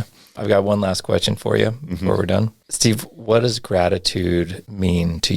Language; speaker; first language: English; native; English